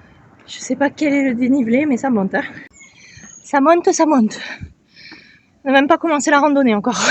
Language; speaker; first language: French; native; French